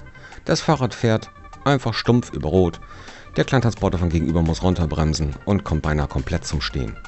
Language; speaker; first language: German; native; German